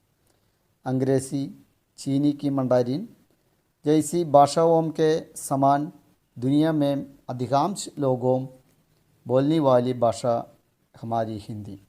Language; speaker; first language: Hindi; non-native, local second language; Malayalam